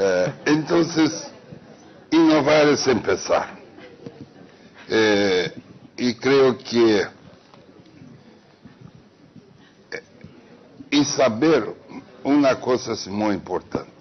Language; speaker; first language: Spanish; non-native, fluent; Portuguese